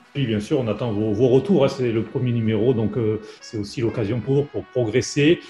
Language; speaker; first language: French; native; French